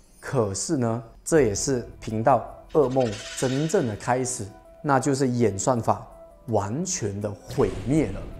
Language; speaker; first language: Chinese; native; Chinese